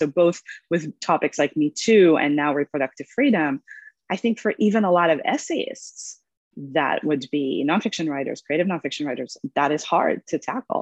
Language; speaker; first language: English; non-native, fluent; Hebrew